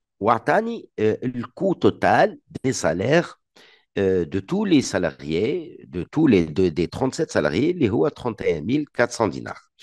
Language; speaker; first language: French; non-native, local second language; Arabic